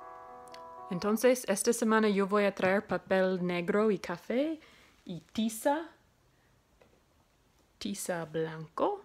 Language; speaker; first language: Spanish; non-native, fluent; English